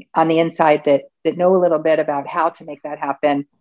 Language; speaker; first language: English; native; English